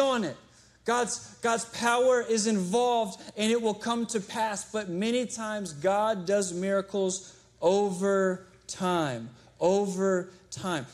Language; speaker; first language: English; native; English